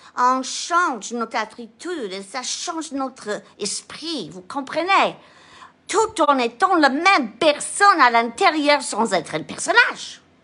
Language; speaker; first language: French; non-native, fluent; English